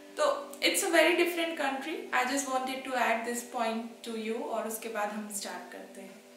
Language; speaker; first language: Hindi; native; Hindi